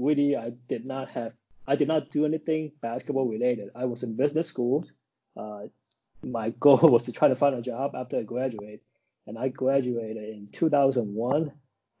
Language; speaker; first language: English; non-native, local second language; Cantonese